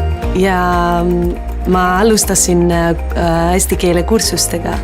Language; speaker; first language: Estonian; non-native, learner; Greek